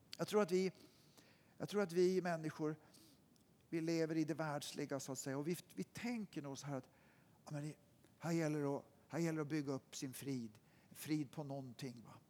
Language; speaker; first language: Swedish; native; Swedish